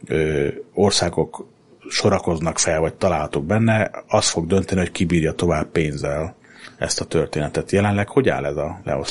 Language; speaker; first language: Hungarian; native; Hungarian